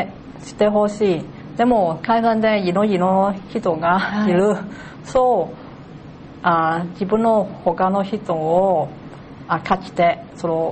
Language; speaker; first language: Japanese; non-native, learner; Cantonese